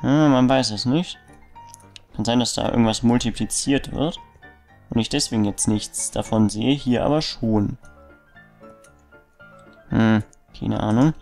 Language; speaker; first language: German; native; German